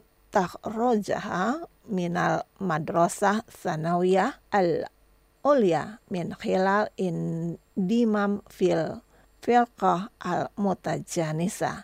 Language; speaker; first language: Arabic; non-native, fluent; Indonesian